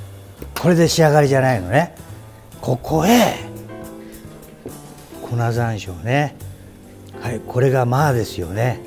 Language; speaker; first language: Japanese; native; Japanese